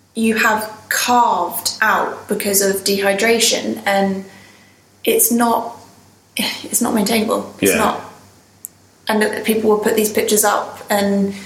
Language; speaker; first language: English; native; English